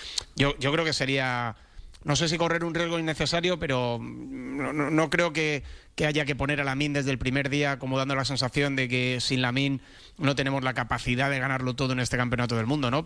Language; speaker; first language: Spanish; native; Spanish